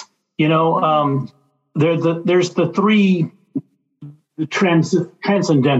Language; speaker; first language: English; native; English